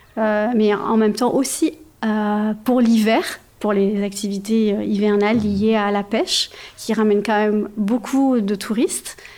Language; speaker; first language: French; native; French